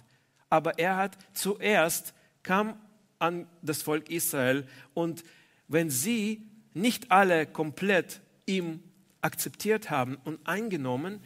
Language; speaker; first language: German; non-native, fluent; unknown